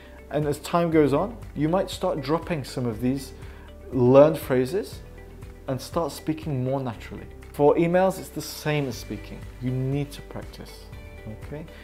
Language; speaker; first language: English; native; English